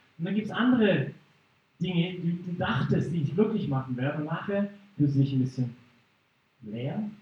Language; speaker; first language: German; non-native, fluent; English